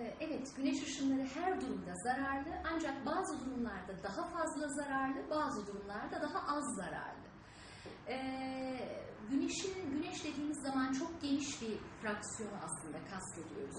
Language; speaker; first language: Turkish; native; Turkish